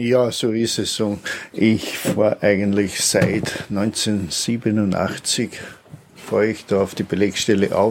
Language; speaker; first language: German; native; German